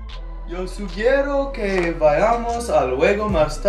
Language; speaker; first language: Spanish; non-native, learner; English